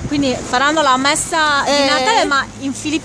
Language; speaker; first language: Italian; native; Italian